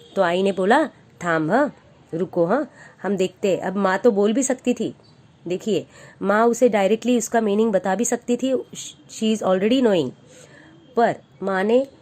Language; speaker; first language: Hindi; non-native, local second language; Marathi